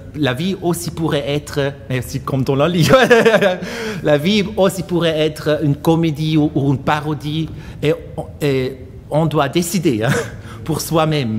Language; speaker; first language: French; non-native, fluent; German